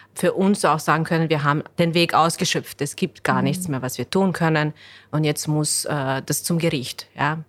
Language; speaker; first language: German; non-native, fluent; Bosnian